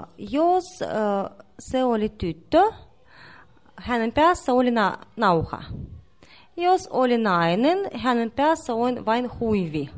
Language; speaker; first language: Finnish; non-native, learner; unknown